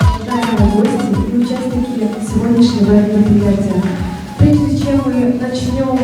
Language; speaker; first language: Russian; native; Russian